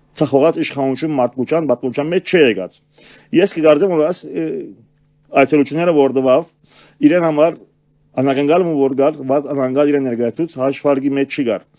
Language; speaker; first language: Armenian; early bilingual, heritage; Armenian